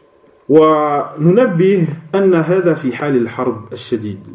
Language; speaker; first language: Arabic; non-native, fluent; French